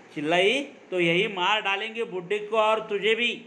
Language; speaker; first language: Hindi; non-native, local second language; Marathi